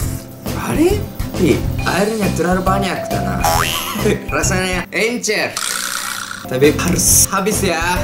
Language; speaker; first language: Indonesian; non-native, learner; Japanese